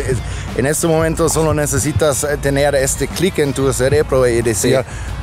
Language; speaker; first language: Spanish; non-native, fluent; German